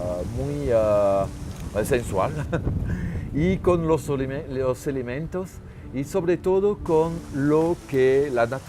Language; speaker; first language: Spanish; non-native, learner; French